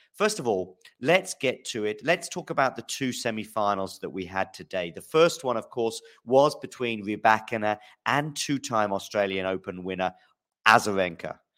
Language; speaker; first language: English; native; English